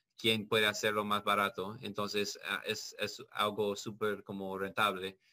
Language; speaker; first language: Spanish; non-native, learner; English